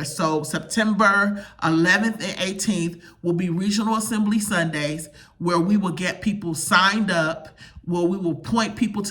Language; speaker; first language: English; native; English